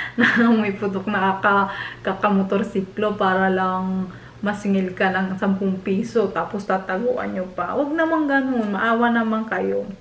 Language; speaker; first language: Filipino; native; Filipino